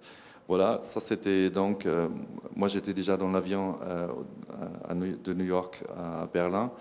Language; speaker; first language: French; non-native, fluent; German